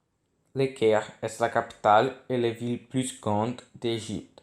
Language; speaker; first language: French; non-native, learner; Portuguese